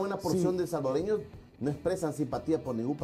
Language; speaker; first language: Spanish; native; Spanish